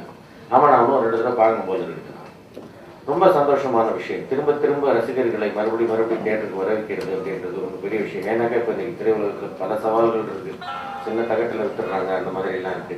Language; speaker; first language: Tamil; native; Tamil